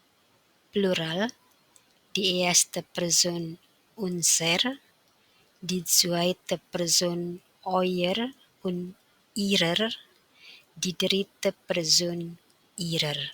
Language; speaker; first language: German; non-native, fluent; Indonesian